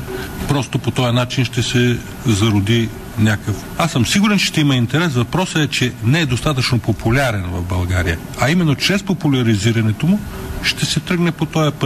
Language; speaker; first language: Bulgarian; native; Bulgarian